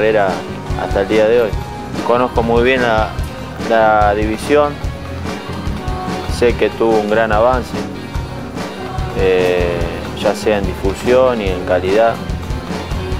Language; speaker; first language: Spanish; native; Spanish